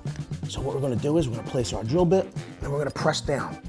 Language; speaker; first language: English; native; English